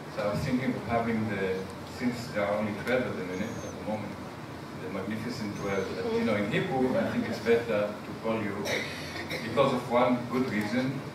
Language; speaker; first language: English; non-native, fluent; Hebrew